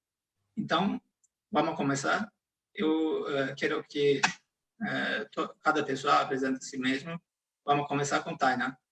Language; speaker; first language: Portuguese; non-native, fluent; Turkish